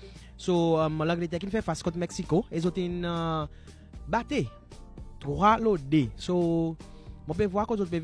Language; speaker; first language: French; non-native, local second language; Seselwa Creole French